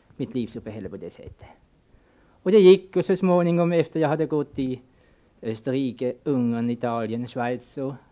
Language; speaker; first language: Swedish; non-native, fluent; German